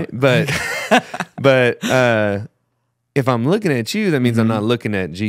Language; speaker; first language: English; native; English